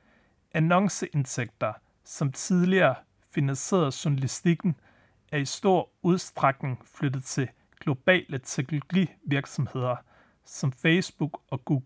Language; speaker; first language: Danish; native; Danish